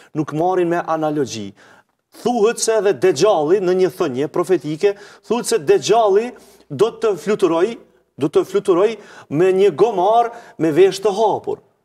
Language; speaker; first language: Albanian; native; Albanian